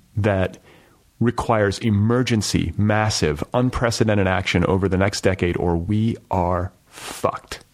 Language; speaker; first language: English; native; English